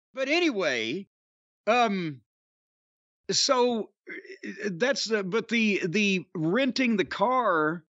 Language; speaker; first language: English; native; English